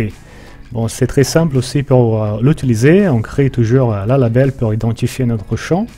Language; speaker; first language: French; non-native, fluent; Portuguese